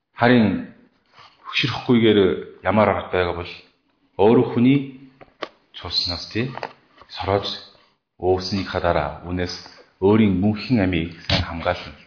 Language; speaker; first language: Mongolian; non-native, fluent; Korean